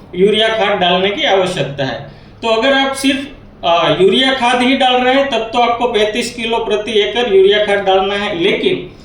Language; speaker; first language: Hindi; non-native, local second language; Marathi